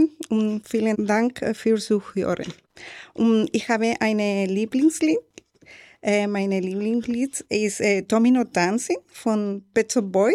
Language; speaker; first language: German; non-native, learner; Spanish